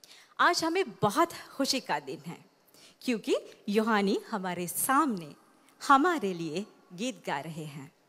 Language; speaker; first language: Hindi; non-native, fluent; Sinhala